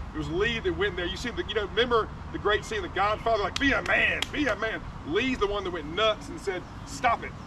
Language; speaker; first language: English; native; English